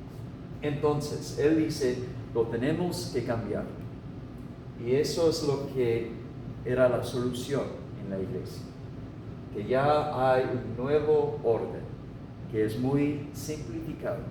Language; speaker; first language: Spanish; non-native, fluent; English